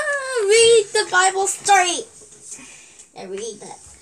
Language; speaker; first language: English; non-native, learner; Korean